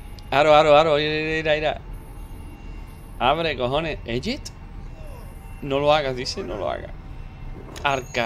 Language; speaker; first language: Spanish; native; Spanish